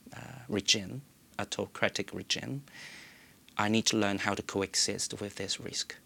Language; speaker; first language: English; non-native, local second language; Cantonese